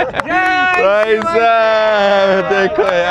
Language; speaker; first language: Hindi; native; Hindi